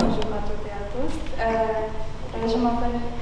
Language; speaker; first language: French; non-native, fluent; Armenian